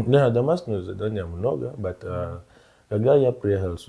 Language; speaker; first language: Russian; non-native, learner; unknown